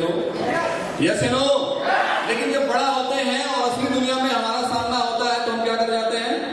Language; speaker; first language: Hindi; native; Hindi